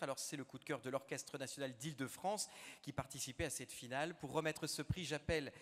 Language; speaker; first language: French; native; French